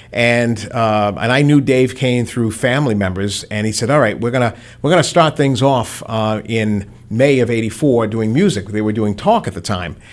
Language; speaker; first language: English; native; English